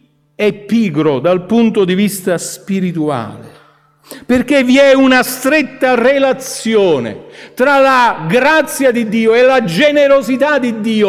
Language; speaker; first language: Italian; native; Italian